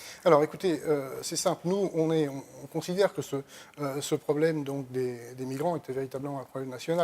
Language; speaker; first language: French; native; French